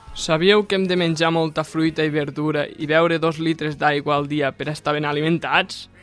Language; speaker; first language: Catalan; native; Catalan